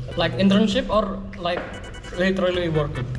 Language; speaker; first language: English; non-native, fluent; Javanese